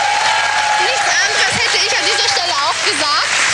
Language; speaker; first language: German; native; German